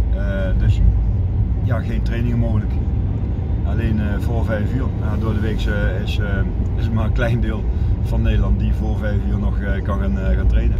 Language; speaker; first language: Dutch; native; Dutch